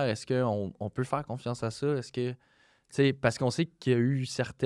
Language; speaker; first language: French; native; French